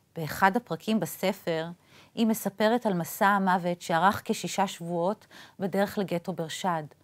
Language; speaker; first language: Hebrew; native; Hebrew